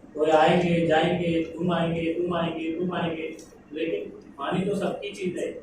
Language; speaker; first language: Hindi; non-native, local second language; Marathi